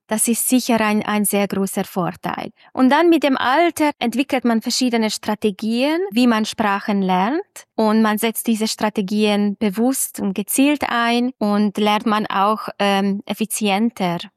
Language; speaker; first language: German; non-native, fluent; Hungarian